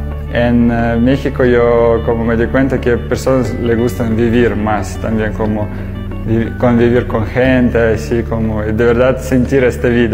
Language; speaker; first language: Spanish; non-native, learner; Russian